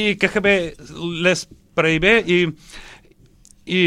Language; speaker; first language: Spanish; non-native, learner; Russian